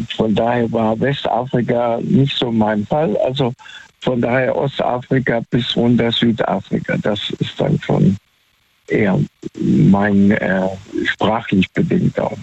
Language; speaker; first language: German; native; German